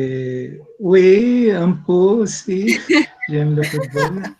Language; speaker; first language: French; non-native, learner; Spanish